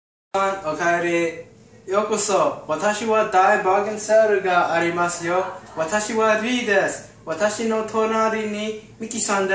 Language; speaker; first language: Japanese; non-native, learner; English